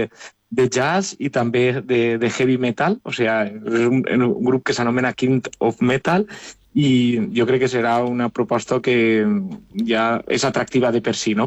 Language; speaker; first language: Catalan; native; Catalan